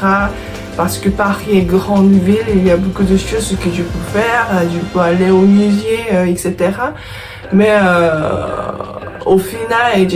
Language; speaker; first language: French; non-native, fluent; Korean